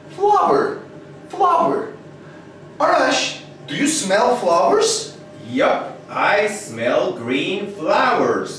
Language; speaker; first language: English; non-native, fluent; Turkish